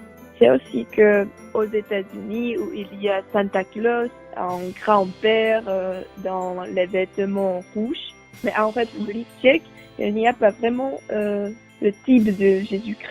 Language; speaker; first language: French; non-native, learner; Czech